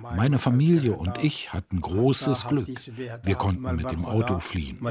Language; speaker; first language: German; non-native, fluent; Kurdish